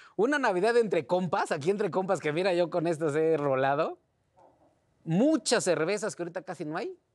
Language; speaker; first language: Spanish; native; Spanish